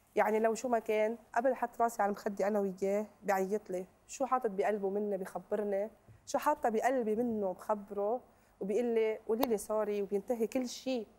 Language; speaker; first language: Arabic; native; Arabic